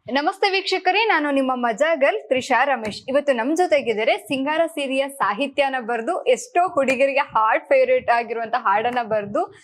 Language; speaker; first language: Kannada; native; Kannada